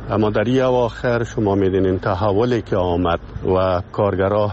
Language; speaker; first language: Persian; native; Persian